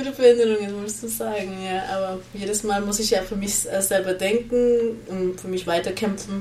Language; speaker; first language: German; non-native, learner; Spanish